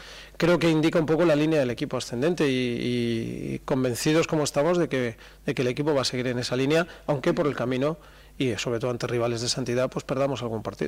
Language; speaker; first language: Spanish; native; Spanish